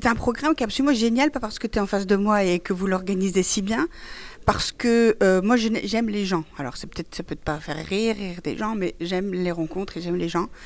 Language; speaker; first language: French; early bilingual, other home language; Persian